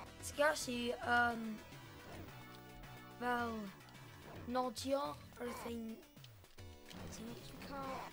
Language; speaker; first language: Welsh; non-native, local second language; English